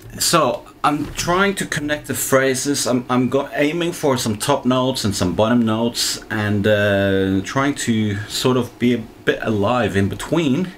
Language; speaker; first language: English; non-native, fluent; Norwegian